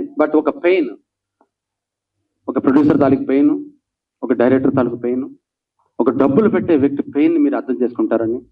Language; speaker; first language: Telugu; native; Telugu